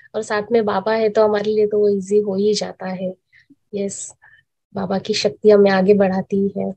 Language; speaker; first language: Hindi; non-native, local second language; Marathi